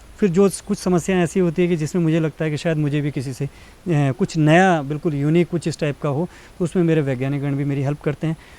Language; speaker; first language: Hindi; native; Hindi